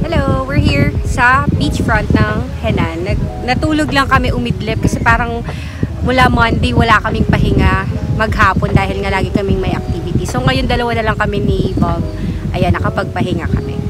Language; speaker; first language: Filipino; native; Filipino